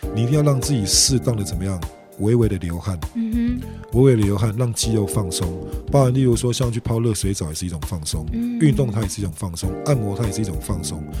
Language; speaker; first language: Chinese; native; Chinese